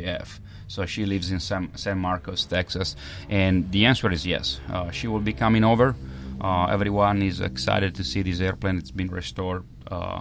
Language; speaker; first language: English; non-native, fluent; Italian